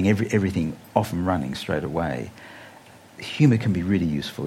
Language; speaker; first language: English; native; English